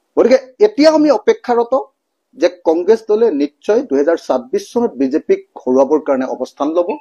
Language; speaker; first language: Assamese; native; Assamese